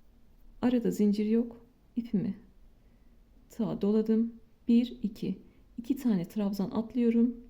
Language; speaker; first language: Turkish; native; Turkish